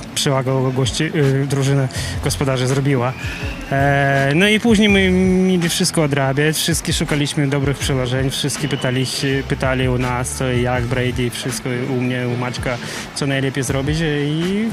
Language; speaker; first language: Polish; non-native, learner; Russian